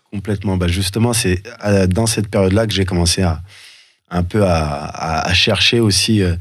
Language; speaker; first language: French; early bilingual, other home language; Soninke